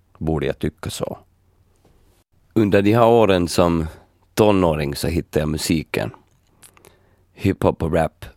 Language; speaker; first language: Swedish; native; Swedish